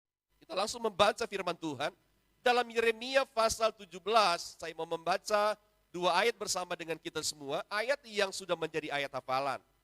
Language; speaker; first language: Indonesian; native; Indonesian